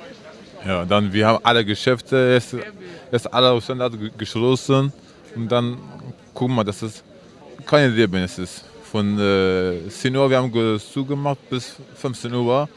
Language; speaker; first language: German; non-native, learner; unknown